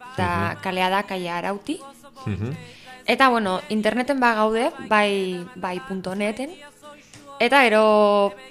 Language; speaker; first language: Basque; native; Basque